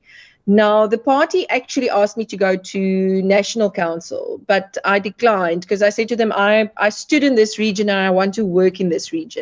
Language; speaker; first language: English; non-native, local second language; Afrikaans